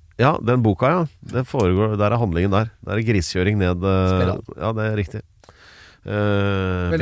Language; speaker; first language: Norwegian; native; Norwegian